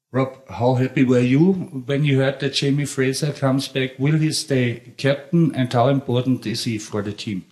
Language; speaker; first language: English; non-native, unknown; German